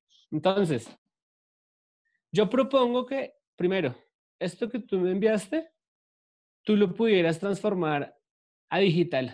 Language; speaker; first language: Spanish; native; Spanish